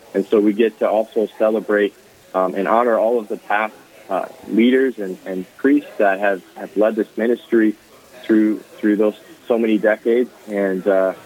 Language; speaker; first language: English; native; English